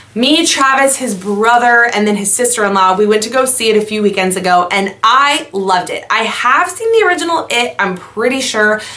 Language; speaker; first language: English; native; English